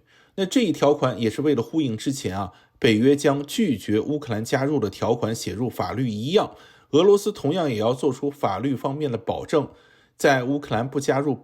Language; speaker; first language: Chinese; native; Chinese